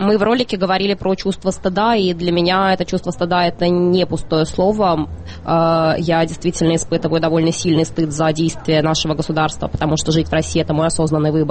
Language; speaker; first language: Russian; native; Russian